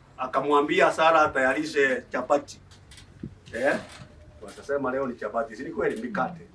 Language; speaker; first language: Swahili; non-native, local second language; Embu